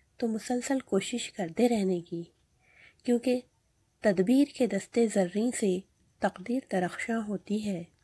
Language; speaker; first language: Urdu; native; Urdu